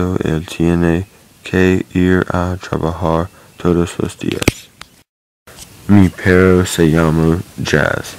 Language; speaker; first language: Spanish; non-native, learner; English